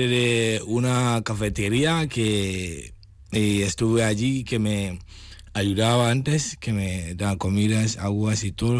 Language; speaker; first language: Spanish; non-native, learner; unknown